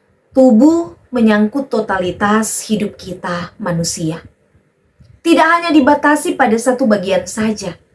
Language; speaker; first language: Indonesian; native; Indonesian